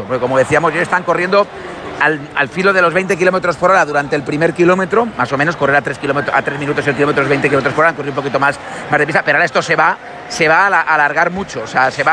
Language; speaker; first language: Spanish; native; Spanish